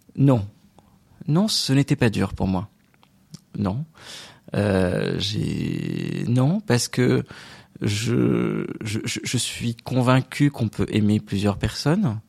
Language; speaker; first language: French; non-native, local second language; Arabic